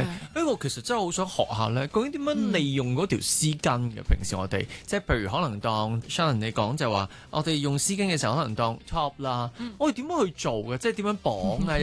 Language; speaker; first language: Cantonese; native; Cantonese